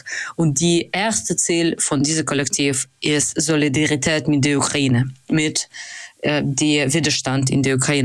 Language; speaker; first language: German; non-native, fluent; Russian